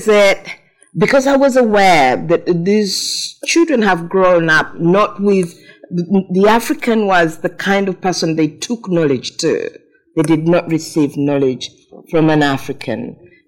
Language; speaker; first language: English; non-native, local second language; Ganda